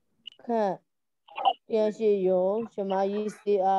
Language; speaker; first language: Chinese; non-native, learner; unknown